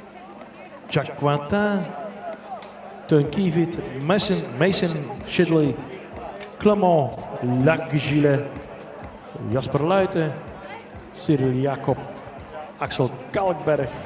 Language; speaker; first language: French; non-native, local second language; Dutch